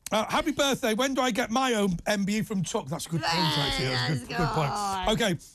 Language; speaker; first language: English; native; English